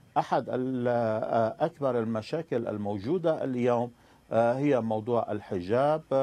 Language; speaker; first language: Arabic; non-native, fluent; Persian